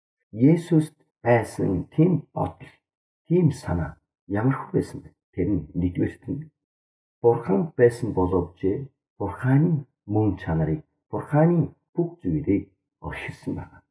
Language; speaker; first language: Mongolian; non-native, fluent; Korean